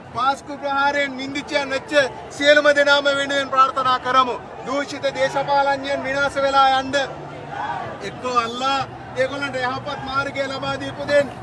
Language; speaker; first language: Sinhala; non-native, local second language; Tamil